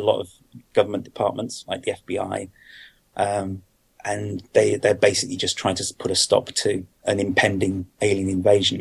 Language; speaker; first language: English; native; English